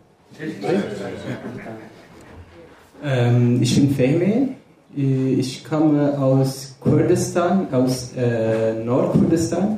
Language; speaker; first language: German; non-native, fluent; Kurdish